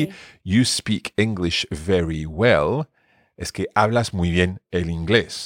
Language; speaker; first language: Spanish; non-native, fluent; English